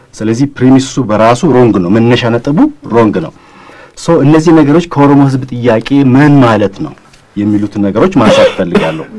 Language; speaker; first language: Amharic; non-native, local second language; Oromo